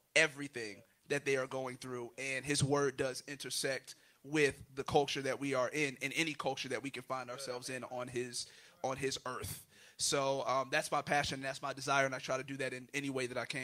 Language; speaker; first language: English; native; English